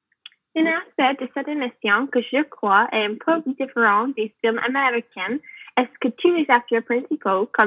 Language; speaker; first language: French; non-native, learner; English